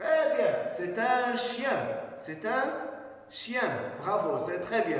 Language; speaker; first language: French; non-native, local second language; Arabic